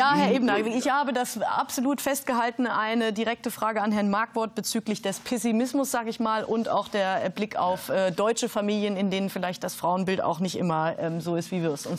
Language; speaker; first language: German; native; German